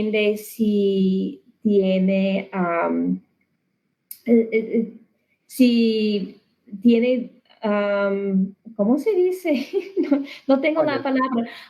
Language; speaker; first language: Spanish; non-native, learner; English